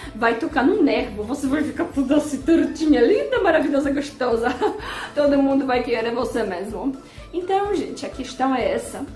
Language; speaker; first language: Portuguese; non-native, fluent; Polish